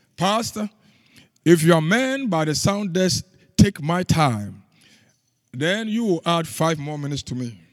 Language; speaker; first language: English; non-native, local second language; Akan